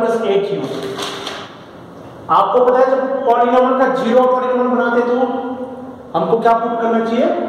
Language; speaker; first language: Hindi; native; Hindi